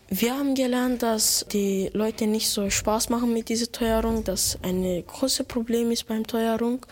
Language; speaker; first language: German; early bilingual, other home language; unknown